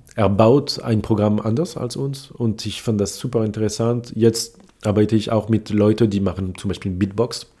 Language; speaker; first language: German; non-native, fluent; French